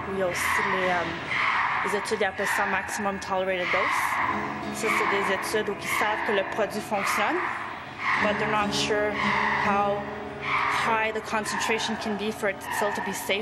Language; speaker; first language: French; native; French